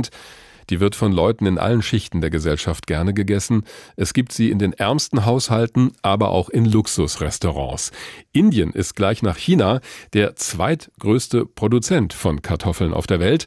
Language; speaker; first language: German; native; German